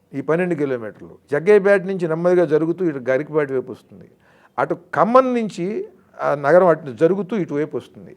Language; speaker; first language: Telugu; native; Telugu